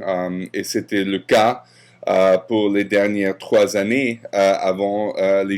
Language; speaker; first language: French; non-native, fluent; German